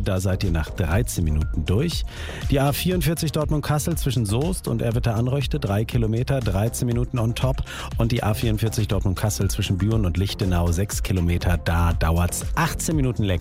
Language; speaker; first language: German; native; German